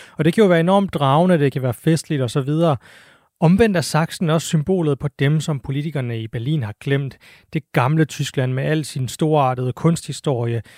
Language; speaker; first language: Danish; native; Danish